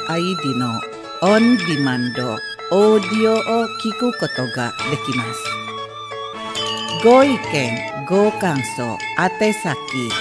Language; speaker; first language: Japanese; non-native, learner; Indonesian